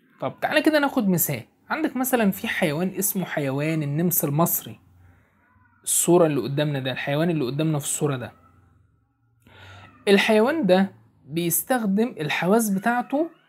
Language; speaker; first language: Arabic; native; Arabic